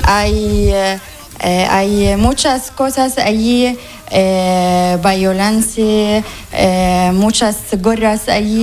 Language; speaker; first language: Spanish; non-native, learner; Arabic